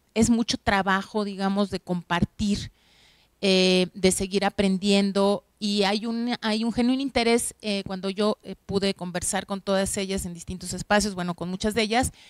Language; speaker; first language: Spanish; native; Spanish